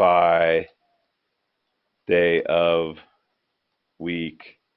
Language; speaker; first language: English; native; English